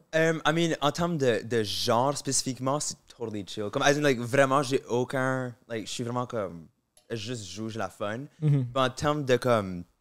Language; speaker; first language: French; native; French